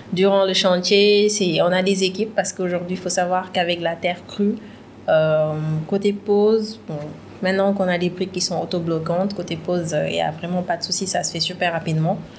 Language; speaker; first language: French; non-native, local second language; Wolof